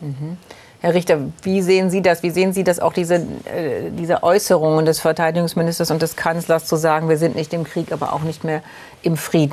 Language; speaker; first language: German; native; German